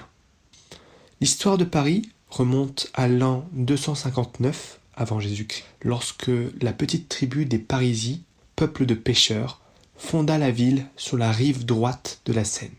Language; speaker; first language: French; native; French